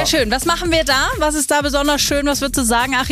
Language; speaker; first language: German; native; German